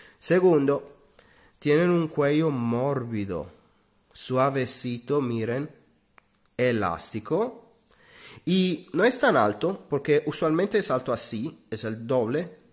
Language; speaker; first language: Spanish; non-native, learner; Italian